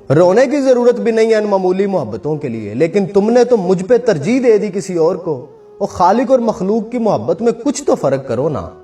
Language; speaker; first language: Urdu; non-native, local second language; Punjabi